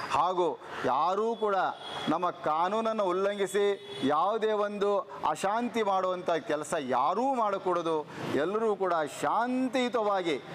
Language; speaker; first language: Kannada; non-native, local second language; Marathi